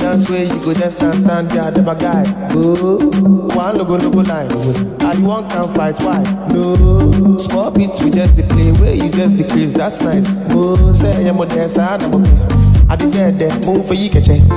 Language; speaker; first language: English; non-native, local second language; Akan